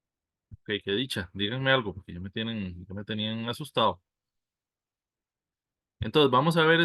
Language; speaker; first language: Spanish; native; Spanish